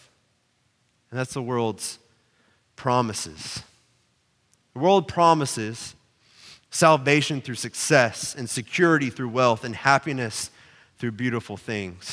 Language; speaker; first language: English; native; English